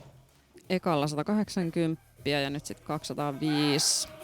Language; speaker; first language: Finnish; native; Finnish